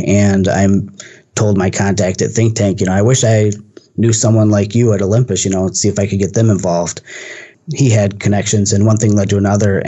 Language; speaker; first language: English; native; English